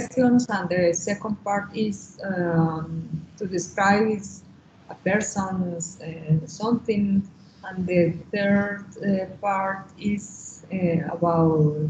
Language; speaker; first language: English; non-native, learner; Spanish